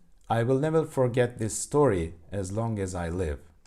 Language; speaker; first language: English; non-native, fluent; Turkish